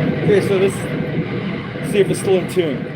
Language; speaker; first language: English; native; English